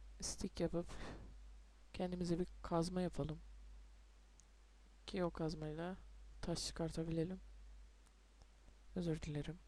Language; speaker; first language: Turkish; native; Turkish